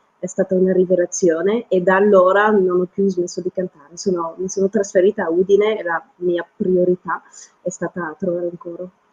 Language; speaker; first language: Italian; non-native, fluent; French